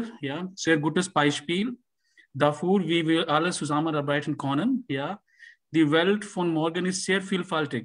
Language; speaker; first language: German; non-native, learner; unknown